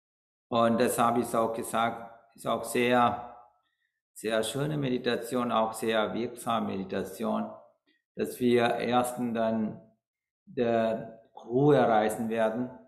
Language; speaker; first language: German; non-native, learner; Sinhala